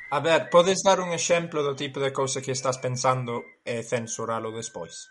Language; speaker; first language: Galician; non-native, fluent; English